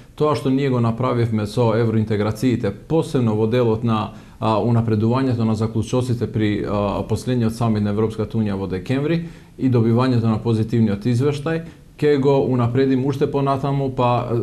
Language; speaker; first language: Macedonian; non-native, local second language; Albanian